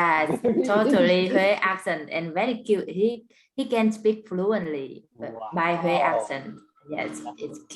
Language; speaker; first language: English; non-native, learner; Vietnamese